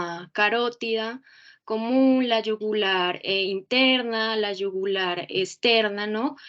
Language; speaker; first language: Spanish; native; Spanish